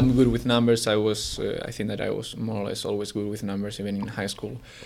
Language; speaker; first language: English; non-native, fluent; Spanish